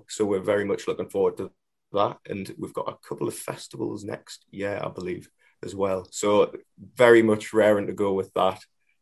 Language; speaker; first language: English; native; English